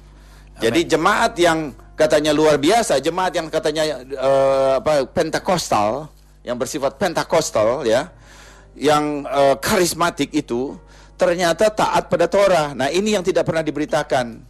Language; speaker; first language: Indonesian; native; Indonesian